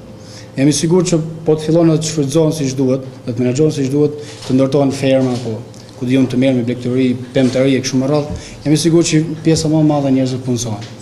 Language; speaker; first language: Albanian; native; Albanian